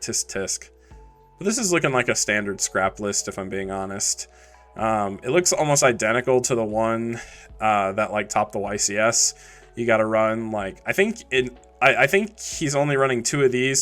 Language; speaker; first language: English; native; English